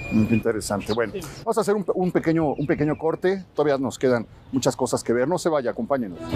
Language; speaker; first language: Spanish; native; Spanish